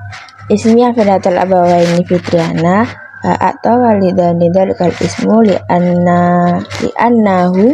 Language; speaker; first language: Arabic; non-native, learner; Indonesian